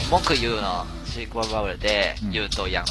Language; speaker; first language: Japanese; non-native, learner; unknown